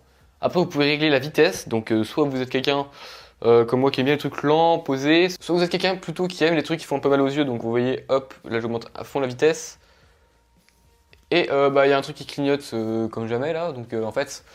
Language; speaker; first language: French; native; French